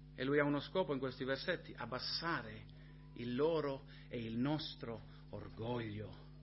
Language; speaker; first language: Italian; non-native, fluent; English